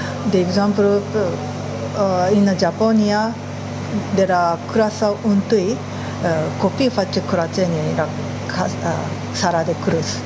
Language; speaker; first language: Romanian; non-native, learner; Japanese